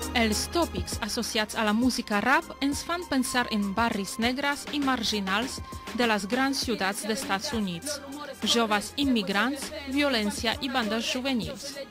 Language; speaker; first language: Catalan; native; Catalan